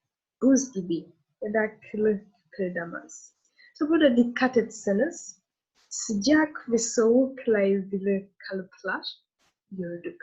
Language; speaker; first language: Turkish; non-native, learner; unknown